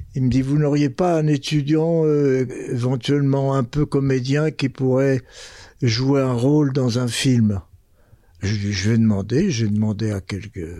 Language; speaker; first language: French; early bilingual, other home language; Spanish